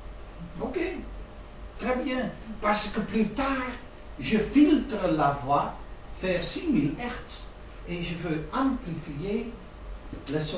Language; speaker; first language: French; non-native, learner; Dutch